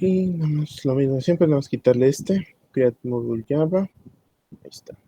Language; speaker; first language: Spanish; native; Spanish